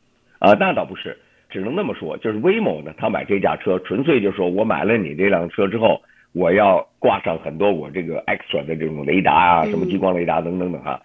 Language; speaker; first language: Chinese; native; Chinese